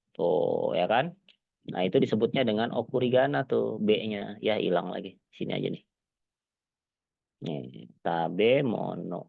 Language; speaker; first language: Indonesian; native; Indonesian